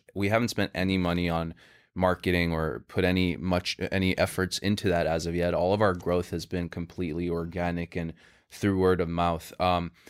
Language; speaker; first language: English; non-native, fluent; Swedish